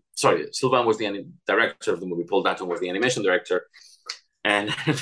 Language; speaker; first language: English; non-native, fluent; Spanish